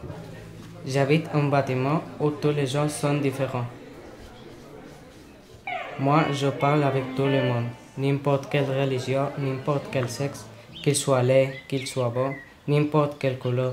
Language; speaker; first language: French; non-native, learner; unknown